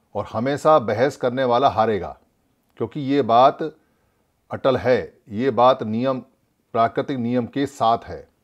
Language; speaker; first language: Hindi; native; Hindi